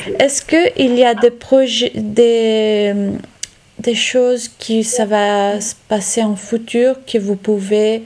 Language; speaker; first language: French; non-native, local second language; Italian